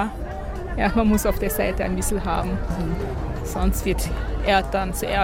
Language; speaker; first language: German; non-native, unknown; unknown